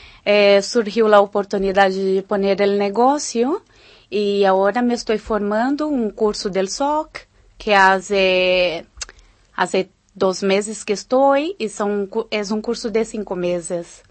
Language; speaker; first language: Spanish; non-native, fluent; Portuguese